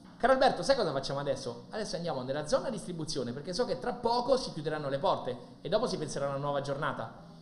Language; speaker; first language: Italian; native; Italian